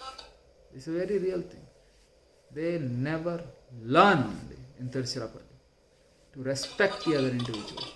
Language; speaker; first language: English; non-native, local second language; Hindi